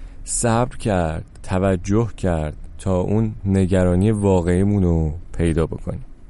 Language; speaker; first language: Persian; native; Persian